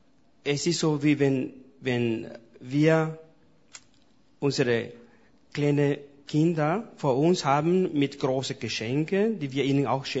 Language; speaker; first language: German; non-native, fluent; Spanish